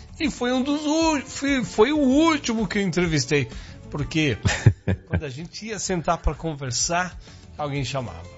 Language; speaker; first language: Portuguese; native; Portuguese